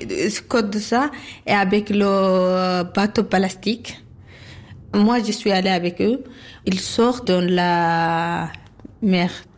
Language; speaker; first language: French; non-native, learner; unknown